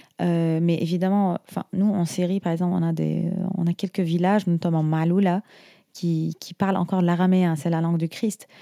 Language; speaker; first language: French; non-native, fluent; Arabic